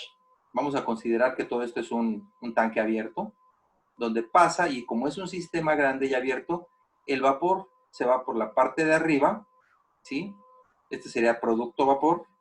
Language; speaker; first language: Spanish; native; Spanish